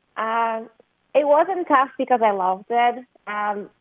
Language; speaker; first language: English; non-native, fluent; Polish